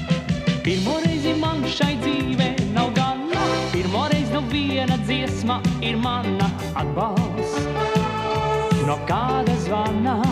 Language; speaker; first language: Latvian; native; Latvian